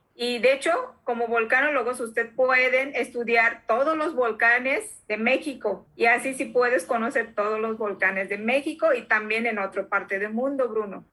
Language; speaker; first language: Spanish; non-native, fluent; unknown